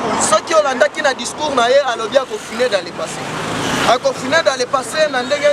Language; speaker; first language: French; non-native, local second language; Lingala